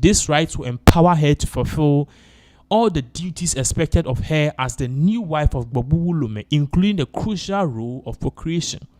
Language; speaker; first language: English; non-native, local second language; Akan